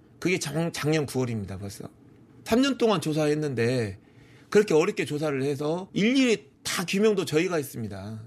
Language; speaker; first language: Korean; native; Korean